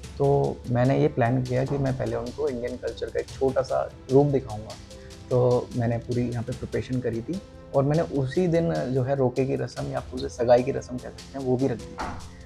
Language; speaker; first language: Hindi; native; Hindi